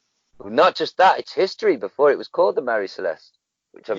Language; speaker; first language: English; native; English